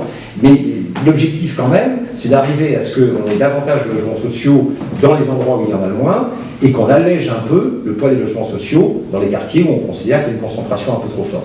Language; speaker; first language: French; native; French